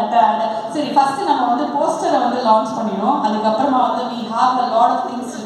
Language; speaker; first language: Tamil; native; Tamil